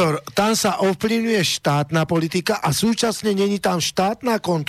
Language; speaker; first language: Slovak; native; Slovak